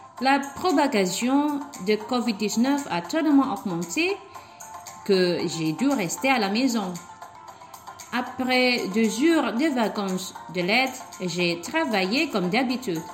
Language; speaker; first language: French; non-native, fluent; Indonesian